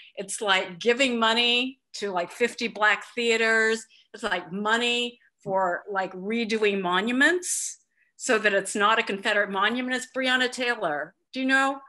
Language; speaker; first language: English; native; English